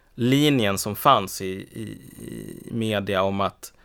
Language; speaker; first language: Swedish; native; Swedish